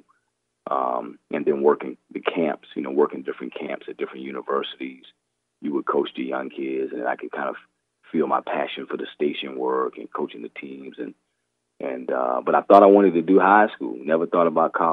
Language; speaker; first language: English; native; English